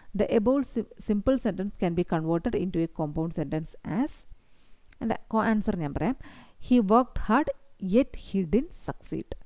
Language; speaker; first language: English; non-native, local second language; Malayalam